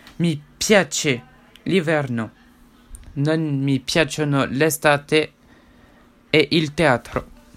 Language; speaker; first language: Italian; non-native, learner; French